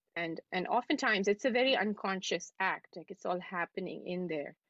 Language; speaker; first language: English; non-native, local second language; Hindi